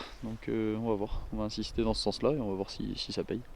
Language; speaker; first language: French; native; French